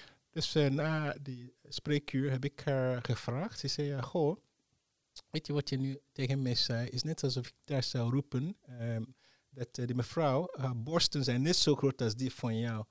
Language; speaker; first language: Dutch; non-native, fluent; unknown